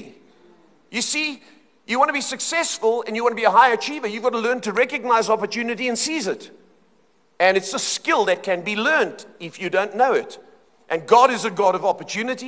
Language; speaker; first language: English; native; English